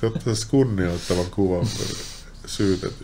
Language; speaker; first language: Finnish; native; Finnish